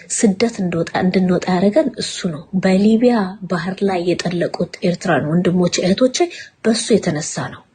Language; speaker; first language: Amharic; non-native, local second language; Tigrinya